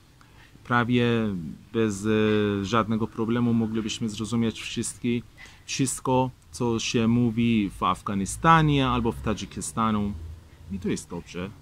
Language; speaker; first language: Polish; non-native, fluent; Persian